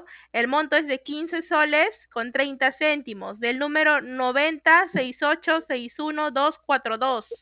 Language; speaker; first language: Spanish; native; Spanish